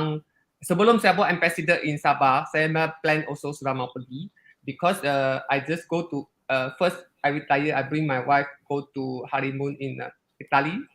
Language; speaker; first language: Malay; non-native, local second language; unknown